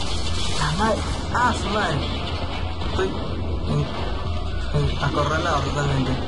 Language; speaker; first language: Spanish; native; Spanish